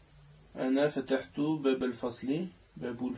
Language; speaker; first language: Arabic; non-native, learner; French